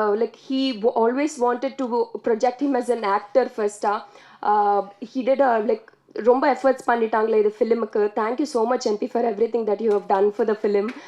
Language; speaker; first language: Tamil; non-native, learner; Telugu